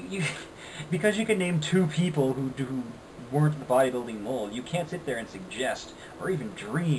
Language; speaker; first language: English; native; English